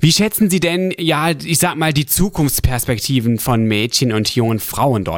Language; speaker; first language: German; native; German